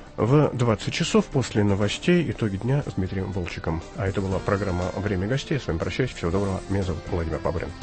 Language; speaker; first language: Russian; native; Russian